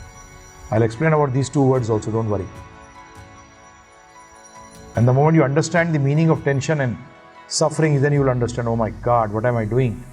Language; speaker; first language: English; non-native, local second language; Hindi